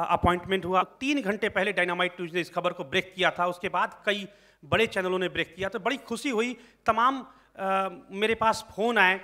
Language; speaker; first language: Hindi; native; Hindi